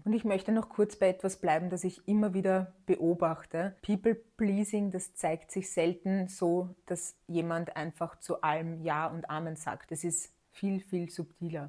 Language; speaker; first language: German; native; German